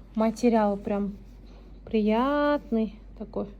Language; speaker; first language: Russian; non-native, local second language; Kazakh